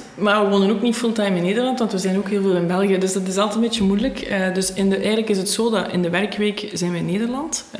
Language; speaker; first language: Dutch; native; Dutch